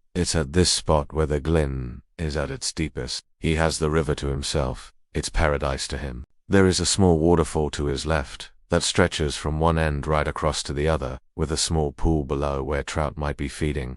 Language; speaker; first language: English; native; English